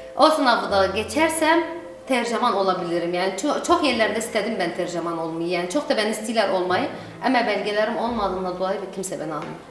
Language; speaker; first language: Turkish; non-native, learner; Arabic